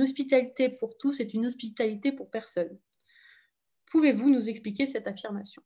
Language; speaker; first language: French; native; French